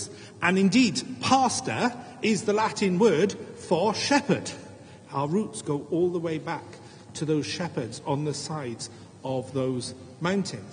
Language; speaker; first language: English; native; English